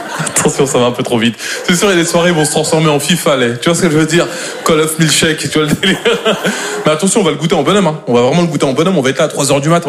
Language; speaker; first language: French; native; French